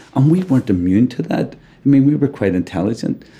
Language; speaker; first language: English; native; English